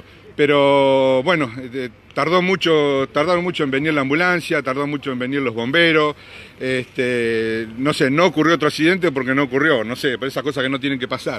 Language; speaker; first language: Spanish; native; Spanish